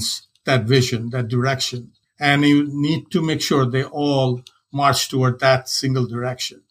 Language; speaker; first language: English; non-native, local second language; Hindi